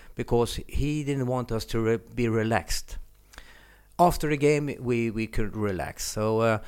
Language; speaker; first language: English; non-native, fluent; Swedish